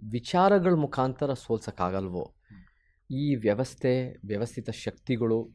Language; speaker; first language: Kannada; early bilingual, heritage; Kannada